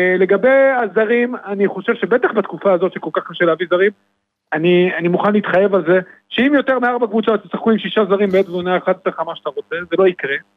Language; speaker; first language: Hebrew; native; Hebrew